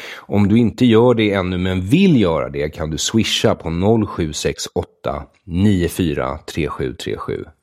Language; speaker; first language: Swedish; native; Swedish